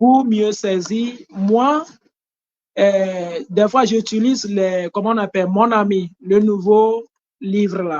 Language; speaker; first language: French; non-native, fluent; Ewe